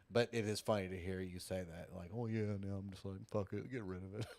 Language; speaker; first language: English; native; English